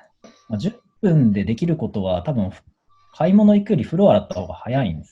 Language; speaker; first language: Japanese; native; Japanese